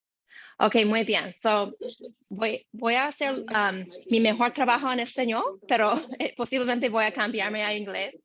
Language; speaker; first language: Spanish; non-native, learner; English